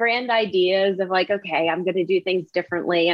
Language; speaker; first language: English; native; English